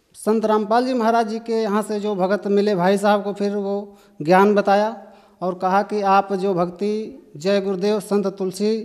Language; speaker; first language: Hindi; native; Hindi